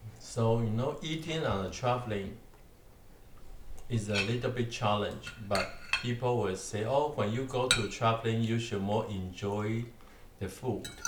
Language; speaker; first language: English; non-native, learner; Chinese